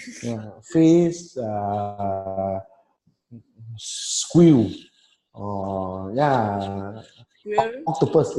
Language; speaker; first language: English; non-native, learner; Vietnamese